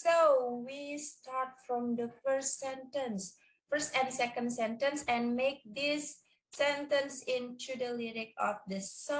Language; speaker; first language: English; non-native, learner; Indonesian